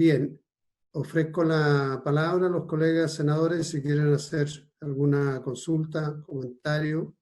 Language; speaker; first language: Spanish; native; Spanish